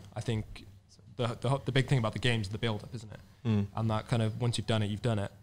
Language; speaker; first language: English; native; English